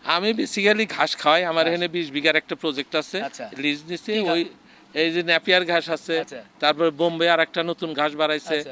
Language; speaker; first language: Bangla; native; Bangla